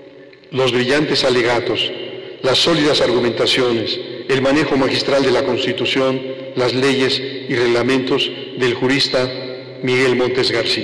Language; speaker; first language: Spanish; native; Spanish